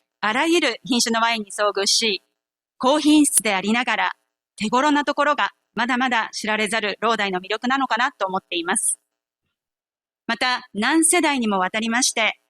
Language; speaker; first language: Japanese; native; Japanese